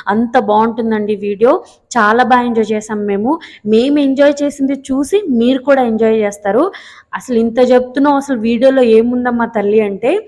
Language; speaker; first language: Telugu; non-native, local second language; Lambadi